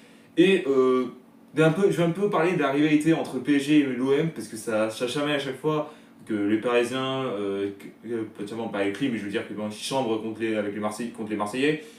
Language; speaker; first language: French; native; French